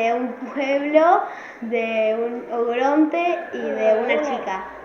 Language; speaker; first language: Spanish; native; Spanish